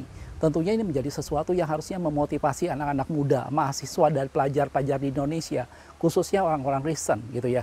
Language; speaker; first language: Indonesian; native; Indonesian